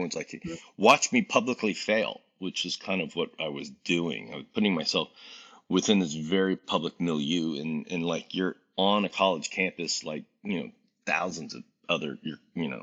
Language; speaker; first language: English; native; English